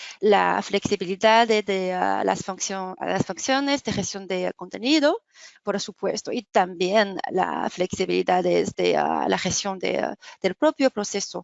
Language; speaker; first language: Spanish; non-native, fluent; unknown